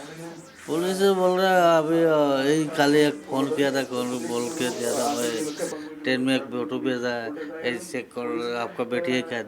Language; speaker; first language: Hindi; non-native, local second language; Bangla